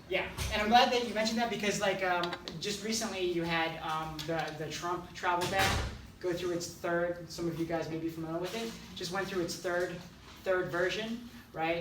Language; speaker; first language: English; native; English